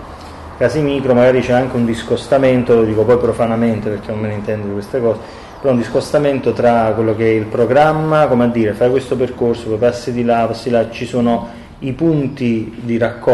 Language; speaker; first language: Italian; native; Italian